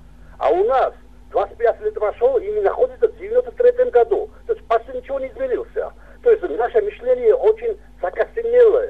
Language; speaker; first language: Russian; non-native, local second language; Georgian